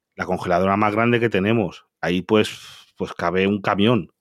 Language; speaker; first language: Spanish; native; Spanish